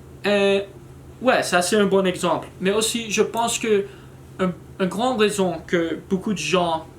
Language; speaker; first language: French; non-native, learner; English